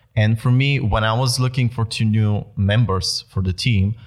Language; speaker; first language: English; non-native, fluent; Bulgarian